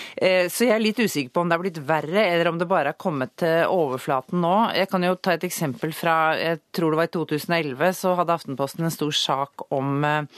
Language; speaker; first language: Norwegian; native; Norwegian